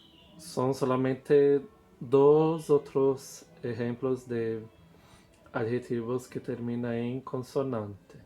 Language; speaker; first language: Spanish; non-native, fluent; Portuguese